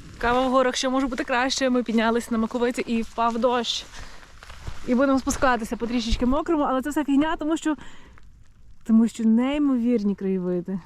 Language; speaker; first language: Ukrainian; native; Ukrainian